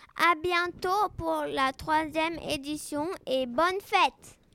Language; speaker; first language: French; non-native, learner; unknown